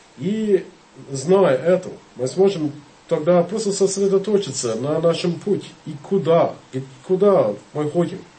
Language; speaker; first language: Russian; non-native, fluent; English